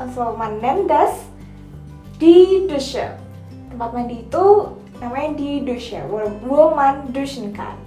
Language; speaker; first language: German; non-native, fluent; Indonesian